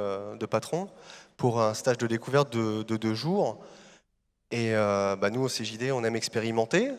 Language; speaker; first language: French; native; French